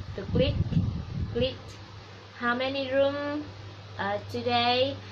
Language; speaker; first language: English; non-native, learner; Vietnamese